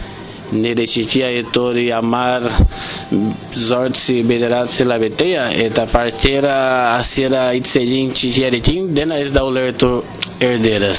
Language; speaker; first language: Basque; non-native, learner; Portuguese